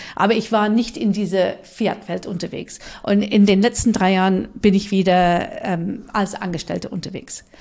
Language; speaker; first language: German; non-native, fluent; English